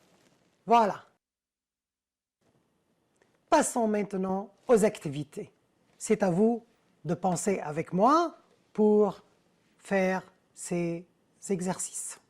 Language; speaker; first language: French; non-native, fluent; Arabic